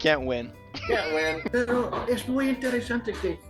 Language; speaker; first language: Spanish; non-native, fluent; English